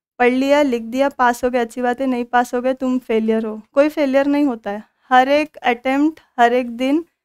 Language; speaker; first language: Hindi; non-native, local second language; Marathi